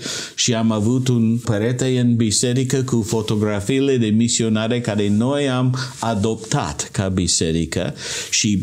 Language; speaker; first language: Romanian; non-native, learner; English